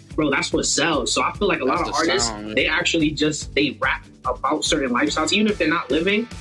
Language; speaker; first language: English; native; English